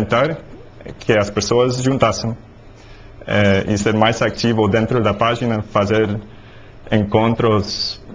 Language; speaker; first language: Portuguese; non-native, learner; English